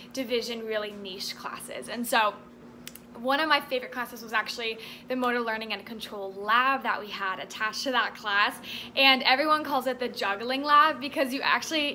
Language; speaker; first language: English; native; English